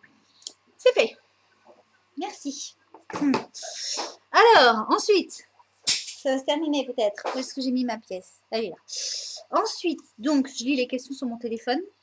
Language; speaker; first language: French; native; French